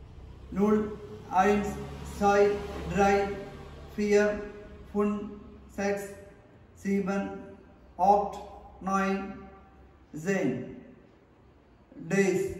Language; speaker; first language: German; non-native, learner; Malayalam